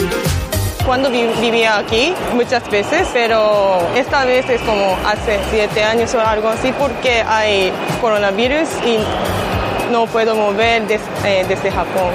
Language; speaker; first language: Spanish; non-native, learner; Japanese